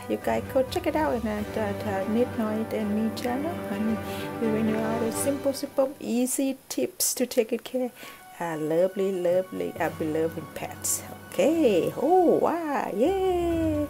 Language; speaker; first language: English; non-native, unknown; Thai